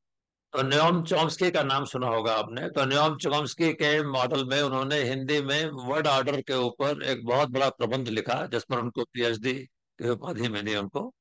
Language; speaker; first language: Hindi; native; Hindi